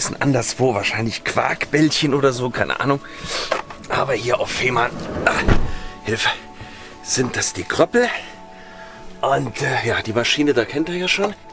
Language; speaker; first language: German; native; German